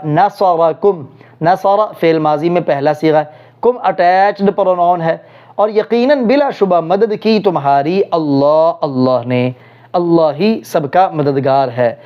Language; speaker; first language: Urdu; non-native, local second language; Punjabi